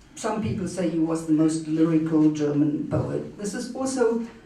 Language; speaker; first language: English; non-native, fluent; German